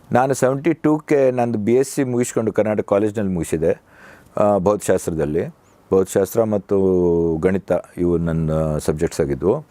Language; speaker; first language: Kannada; native; Kannada